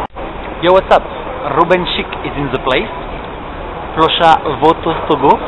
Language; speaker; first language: English; non-native, fluent; French